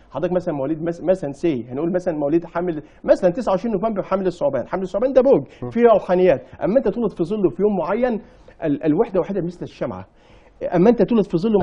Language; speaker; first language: Arabic; native; Arabic